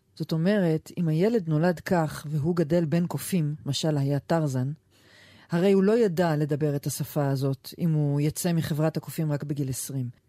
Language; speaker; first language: Hebrew; native; Hebrew